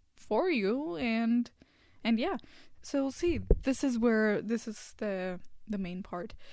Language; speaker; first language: English; non-native, local second language; Hindi